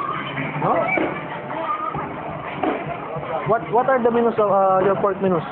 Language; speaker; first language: English; non-native, local second language; Filipino